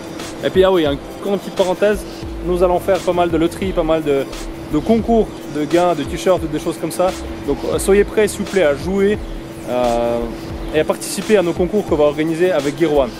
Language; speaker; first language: French; native; French